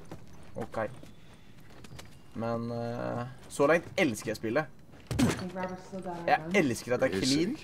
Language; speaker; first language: Norwegian; native; Norwegian